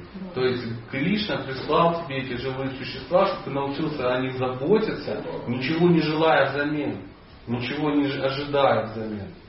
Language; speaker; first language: Russian; native; Russian